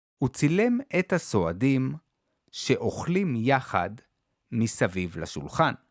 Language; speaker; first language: Hebrew; native; Hebrew